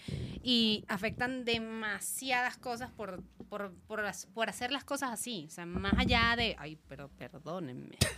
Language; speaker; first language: Spanish; native; Spanish